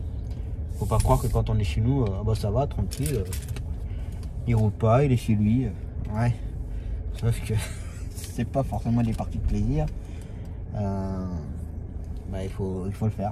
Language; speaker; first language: French; native; French